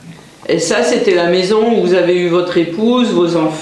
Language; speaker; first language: French; native; French